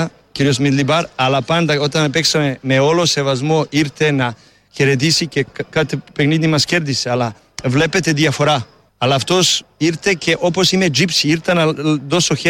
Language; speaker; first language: Greek; non-native, learner; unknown